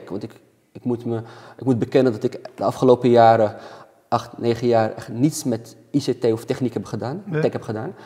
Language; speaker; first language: Dutch; native; Dutch